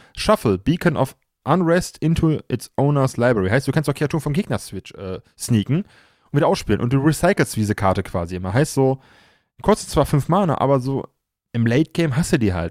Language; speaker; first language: German; native; German